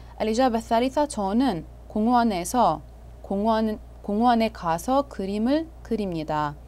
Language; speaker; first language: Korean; non-native, fluent; Arabic